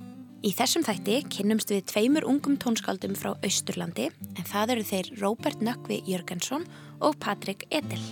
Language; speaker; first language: Icelandic; native; Icelandic